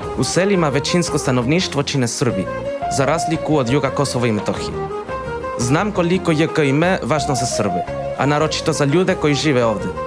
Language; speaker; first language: Croatian; non-native, fluent; Spanish